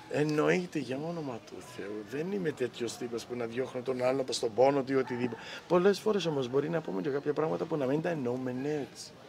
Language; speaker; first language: Greek; native; Greek